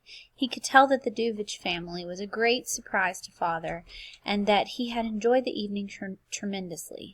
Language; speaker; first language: English; native; English